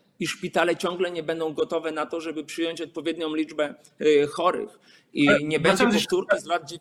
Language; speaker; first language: Polish; native; Polish